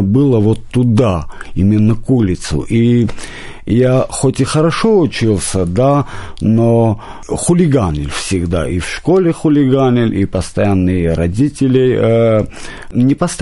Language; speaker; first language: Russian; non-native, local second language; Armenian